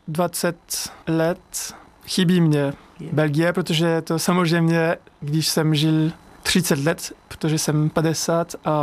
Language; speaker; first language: Czech; non-native, fluent; French